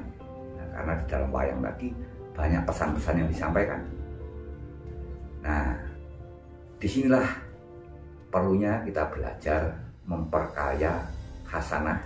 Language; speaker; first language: Indonesian; non-native, local second language; Javanese